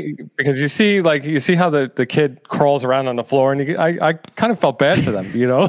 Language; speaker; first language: English; native; English